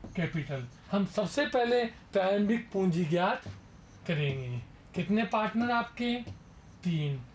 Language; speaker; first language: Hindi; native; Hindi